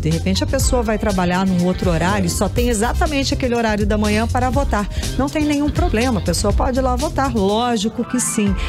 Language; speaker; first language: Portuguese; native; Portuguese